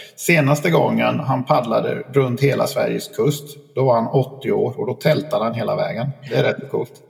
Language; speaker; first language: Swedish; native; Swedish